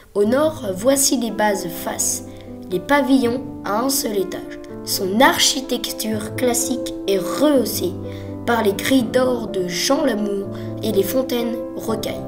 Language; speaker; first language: French; native; French